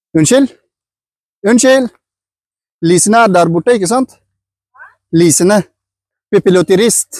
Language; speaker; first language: Norwegian; non-native, learner; Persian